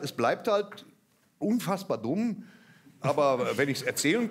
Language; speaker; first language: German; native; German